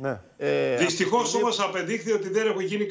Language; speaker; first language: Greek; native; Greek